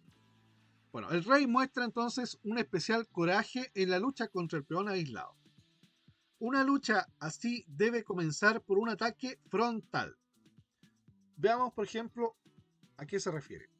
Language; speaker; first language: Spanish; native; Spanish